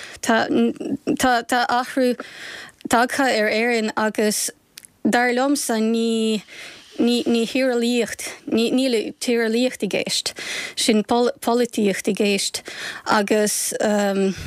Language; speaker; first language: Irish; non-native, fluent; Ukrainian